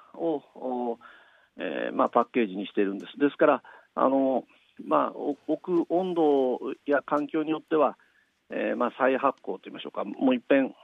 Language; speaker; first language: Japanese; native; Japanese